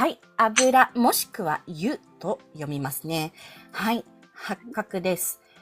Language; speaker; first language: Japanese; non-native, fluent; Filipino